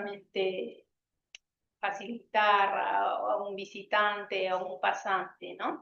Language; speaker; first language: Spanish; native; Spanish